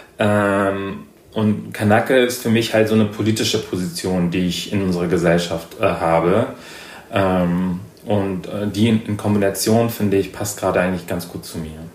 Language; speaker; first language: German; early bilingual, other home language; Persian